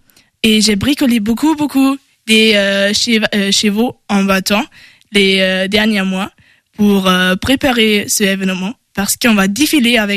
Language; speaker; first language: French; non-native, learner; German